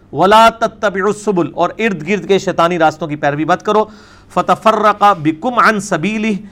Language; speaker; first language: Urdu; non-native, local second language; Punjabi